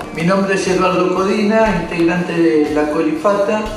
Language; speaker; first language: Spanish; native; Spanish